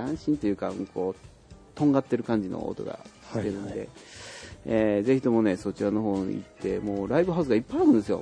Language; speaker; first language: Japanese; native; Japanese